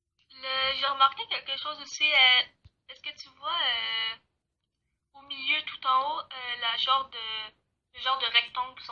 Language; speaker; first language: French; native; French